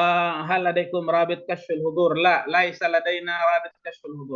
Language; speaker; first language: Arabic; non-native, fluent; Indonesian